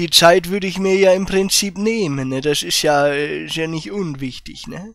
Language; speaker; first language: German; native; German